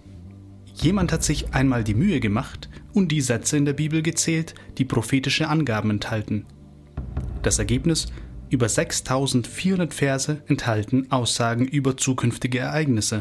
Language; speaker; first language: German; native; German